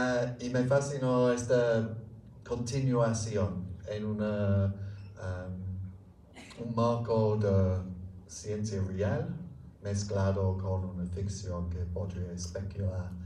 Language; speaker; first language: Spanish; non-native, fluent; English